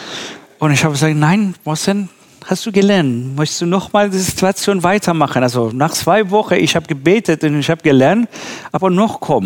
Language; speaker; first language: German; non-native, learner; Persian